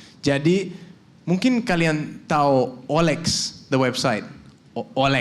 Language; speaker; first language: Indonesian; non-native, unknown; Danish